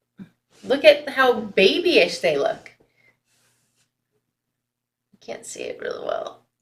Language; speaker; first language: English; native; English